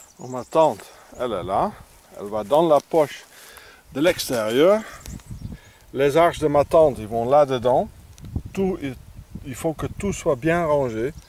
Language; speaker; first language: French; non-native, fluent; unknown